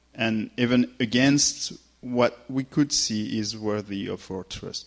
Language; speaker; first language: English; non-native, fluent; French